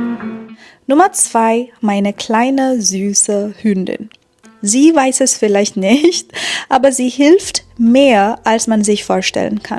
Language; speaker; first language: German; non-native, fluent; Persian